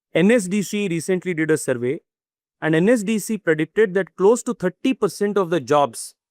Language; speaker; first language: English; non-native, local second language; Kannada